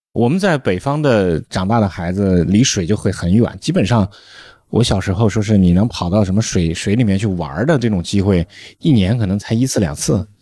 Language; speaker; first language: Chinese; native; Chinese